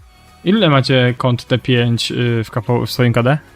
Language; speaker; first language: Polish; native; Polish